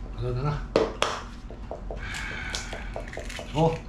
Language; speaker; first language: Korean; native; Korean